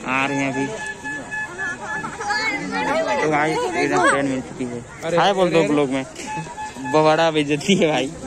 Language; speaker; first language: Hindi; native; Hindi